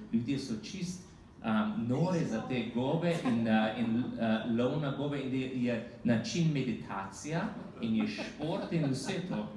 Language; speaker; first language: Slovenian; non-native, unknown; English